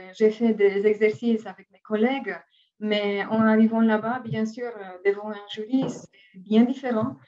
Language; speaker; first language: French; non-native, fluent; Romanian